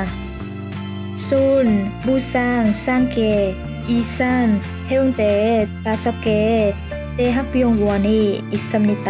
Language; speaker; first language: Korean; non-native, learner; Vietnamese